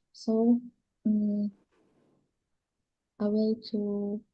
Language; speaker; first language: English; non-native, learner; Indonesian